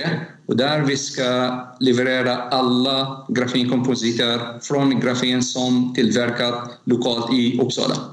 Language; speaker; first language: Swedish; non-native, fluent; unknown